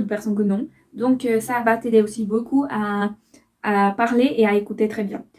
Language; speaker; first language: French; non-native, fluent; Spanish